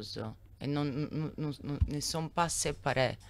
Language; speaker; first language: French; non-native, learner; Italian